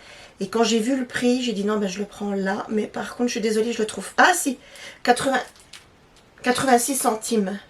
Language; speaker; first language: French; native; French